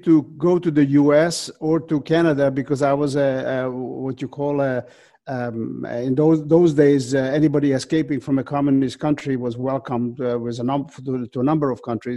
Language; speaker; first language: English; non-native, fluent; Slovak